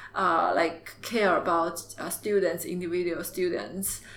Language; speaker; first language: English; non-native, fluent; Chinese